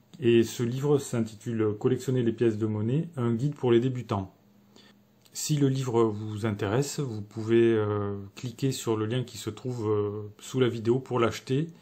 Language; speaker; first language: French; native; French